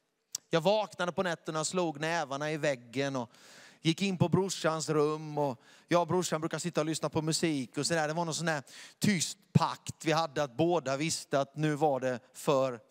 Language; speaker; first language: Swedish; native; Swedish